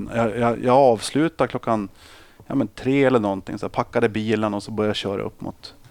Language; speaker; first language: Swedish; native; Swedish